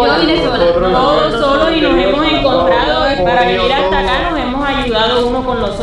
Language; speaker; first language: Spanish; native; Spanish